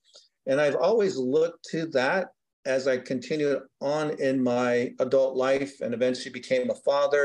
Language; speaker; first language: English; native; English